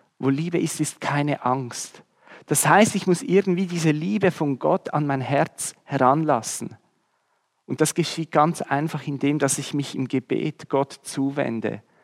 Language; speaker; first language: German; native; German